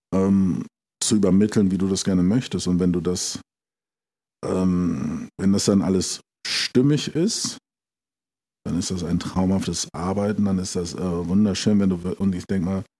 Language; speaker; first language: German; native; German